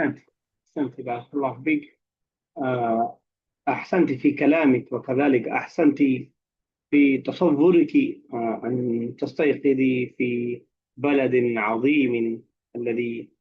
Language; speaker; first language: Arabic; non-native, fluent; Urdu